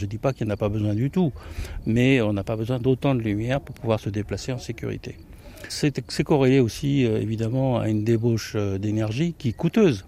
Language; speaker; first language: French; native; French